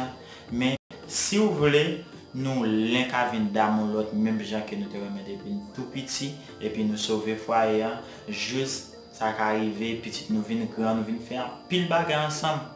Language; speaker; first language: French; non-native, learner; Haitian Creole